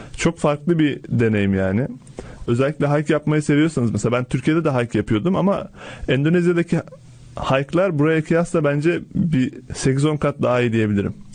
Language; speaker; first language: Turkish; native; Turkish